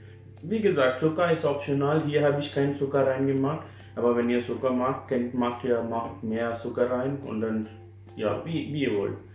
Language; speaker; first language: German; non-native, fluent; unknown